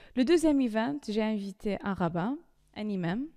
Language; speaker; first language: French; non-native, local second language; Arabic